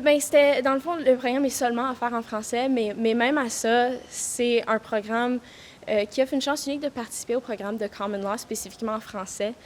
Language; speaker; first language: French; native; French